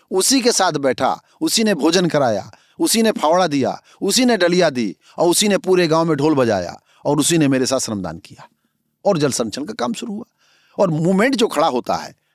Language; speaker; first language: Hindi; native; Hindi